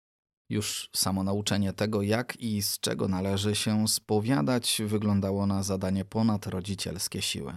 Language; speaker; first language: Polish; native; Polish